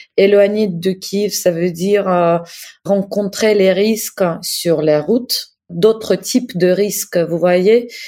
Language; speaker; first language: French; non-native, fluent; Ukrainian